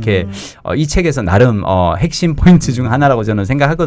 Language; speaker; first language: Korean; native; Korean